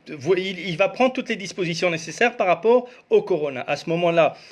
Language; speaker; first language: French; non-native, local second language; Arabic